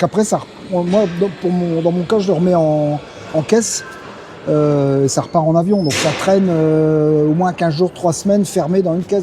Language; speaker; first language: French; native; French